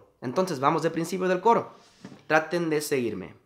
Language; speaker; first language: Spanish; native; Spanish